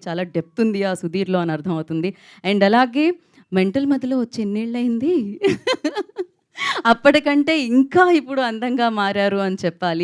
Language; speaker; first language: Telugu; native; Telugu